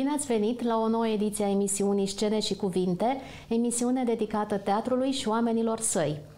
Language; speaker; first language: Romanian; native; Romanian